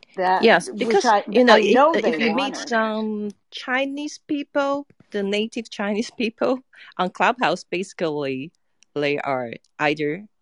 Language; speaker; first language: English; non-native, fluent; Chinese